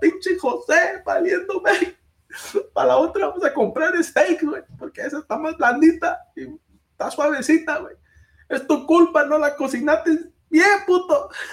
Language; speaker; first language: Spanish; early bilingual, heritage; Spanish